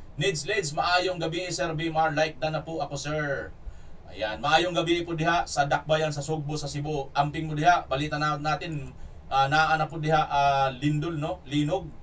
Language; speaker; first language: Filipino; non-native, local second language; Cebuano